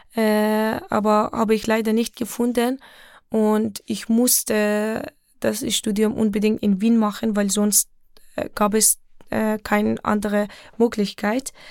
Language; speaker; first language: German; non-native, fluent; Persian